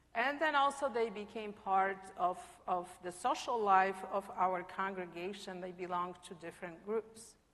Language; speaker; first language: English; non-native, fluent; Polish